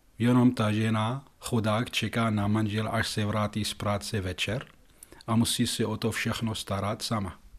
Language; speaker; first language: Czech; non-native, fluent; Arabic